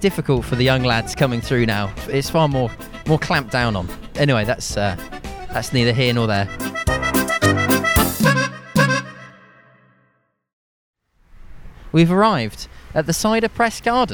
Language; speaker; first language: English; native; English